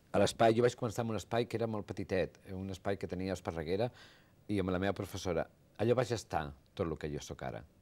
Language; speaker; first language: Catalan; native; Catalan